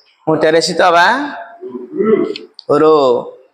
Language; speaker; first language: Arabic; non-native, fluent; Indonesian